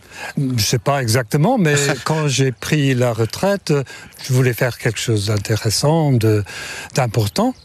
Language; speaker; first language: French; non-native, fluent; English